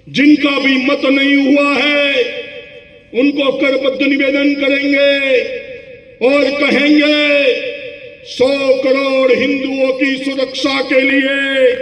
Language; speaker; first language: Hindi; non-native, local second language; Gujarati